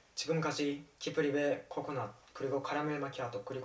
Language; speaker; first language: Korean; non-native, fluent; Japanese